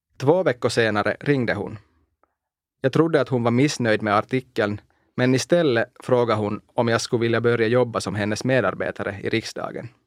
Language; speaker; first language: Swedish; non-native, local second language; Finnish